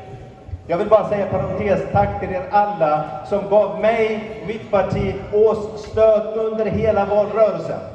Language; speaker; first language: Swedish; early bilingual, other home language; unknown